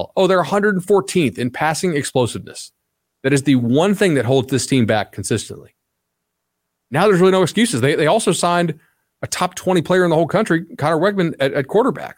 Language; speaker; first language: English; native; English